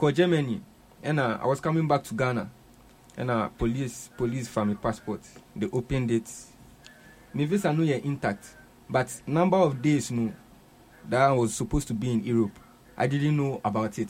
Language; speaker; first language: English; non-native, local second language; Akan